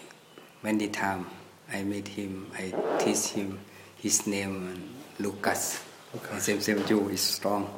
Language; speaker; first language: English; non-native, learner; Thai